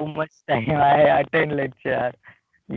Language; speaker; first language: English; non-native, learner; Marathi